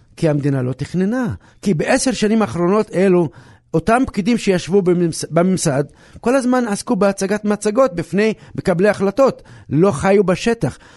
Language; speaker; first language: Hebrew; non-native, local second language; Arabic